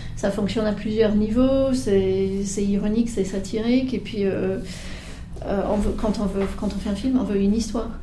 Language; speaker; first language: French; native; French